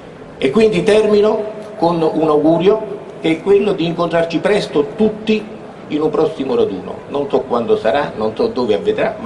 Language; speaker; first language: Italian; native; Italian